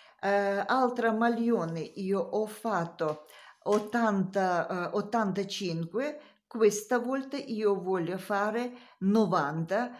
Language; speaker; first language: Italian; non-native, learner; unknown